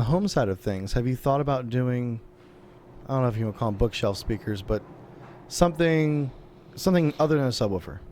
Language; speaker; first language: English; native; English